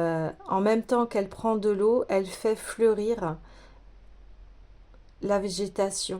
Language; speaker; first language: French; native; French